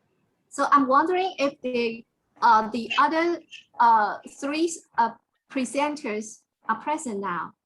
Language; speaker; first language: English; non-native, fluent; Chinese